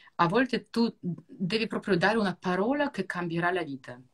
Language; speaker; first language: Italian; non-native, fluent; Russian